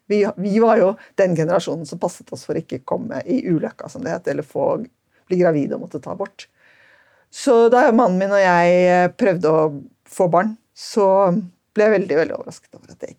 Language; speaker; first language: Norwegian; native; Norwegian